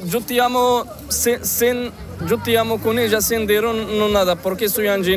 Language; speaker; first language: Spanish; non-native, learner; Arabic